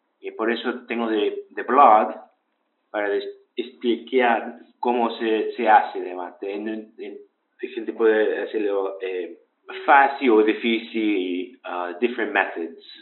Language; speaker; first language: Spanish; early bilingual, heritage; English